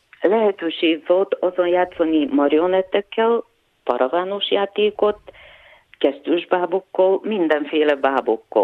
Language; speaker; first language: Hungarian; non-native, fluent; Bulgarian